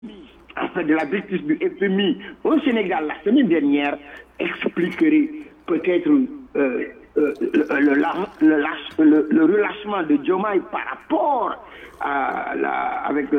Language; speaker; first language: French; non-native, local second language; Wolof